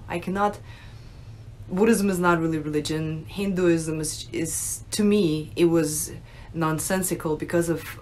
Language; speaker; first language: English; early bilingual, other home language; Russian